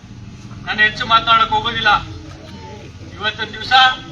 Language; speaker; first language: Kannada; native; Kannada